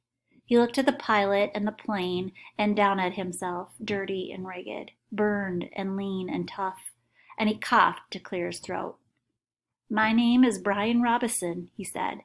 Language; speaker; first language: English; native; English